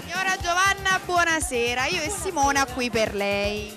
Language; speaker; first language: Italian; native; Italian